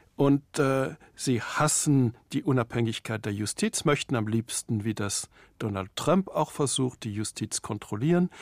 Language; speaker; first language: German; native; German